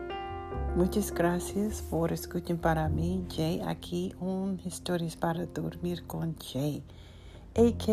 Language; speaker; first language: Spanish; non-native, learner; English